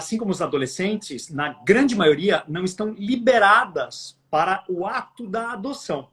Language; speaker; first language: Portuguese; native; Portuguese